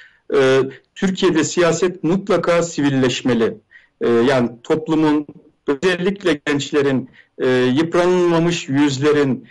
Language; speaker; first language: Turkish; native; Turkish